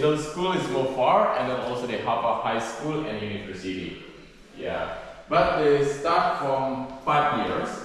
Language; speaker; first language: English; non-native, learner; Balinese